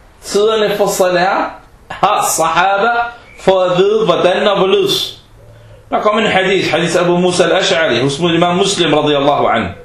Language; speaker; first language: Danish; non-native, local second language; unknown